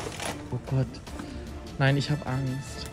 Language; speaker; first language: German; native; German